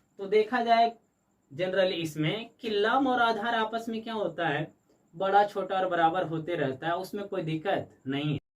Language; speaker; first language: Hindi; native; Hindi